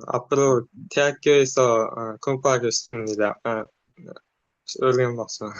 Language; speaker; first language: Korean; non-native, learner; Uzbek